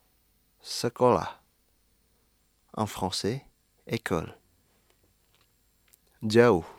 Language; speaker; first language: French; non-native, fluent; Indonesian